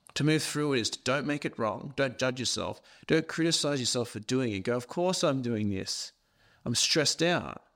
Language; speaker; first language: English; native; English